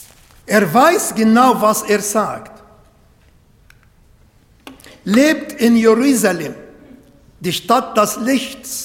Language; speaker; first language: German; non-native, fluent; Arabic